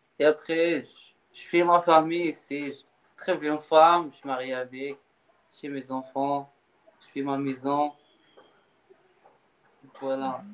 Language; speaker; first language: French; non-native, learner; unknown